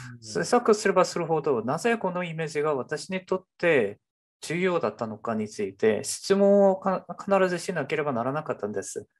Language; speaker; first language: Japanese; non-native, fluent; Korean